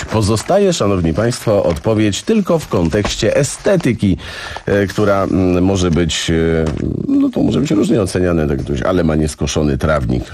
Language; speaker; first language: Polish; native; Polish